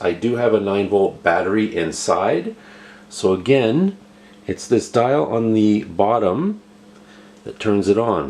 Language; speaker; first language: English; native; English